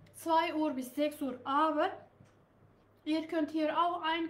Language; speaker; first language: German; non-native, learner; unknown